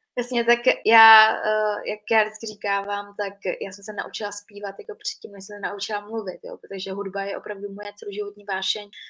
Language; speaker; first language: Czech; early bilingual, other home language; Vietnamese